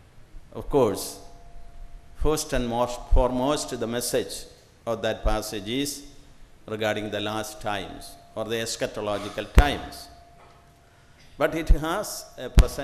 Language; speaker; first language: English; non-native, local second language; Malayalam